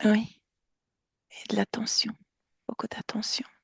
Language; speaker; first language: French; non-native, fluent; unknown